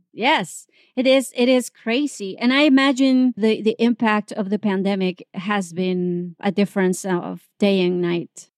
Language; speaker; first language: English; non-native, fluent; Spanish